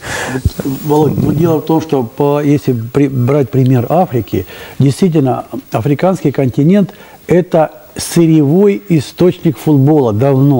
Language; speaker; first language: Russian; native; Russian